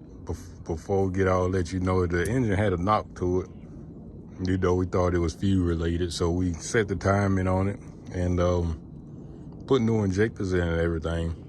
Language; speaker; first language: English; native; English